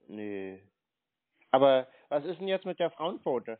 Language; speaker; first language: German; native; German